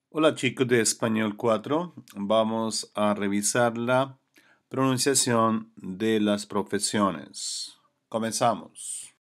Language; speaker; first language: Spanish; non-native, learner; English